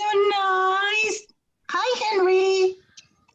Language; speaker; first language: English; non-native, fluent; Spanish